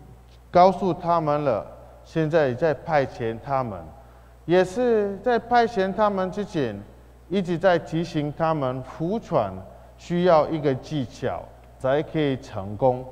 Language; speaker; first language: Chinese; non-native, fluent; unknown